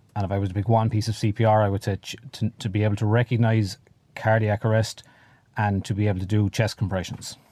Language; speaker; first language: English; native; English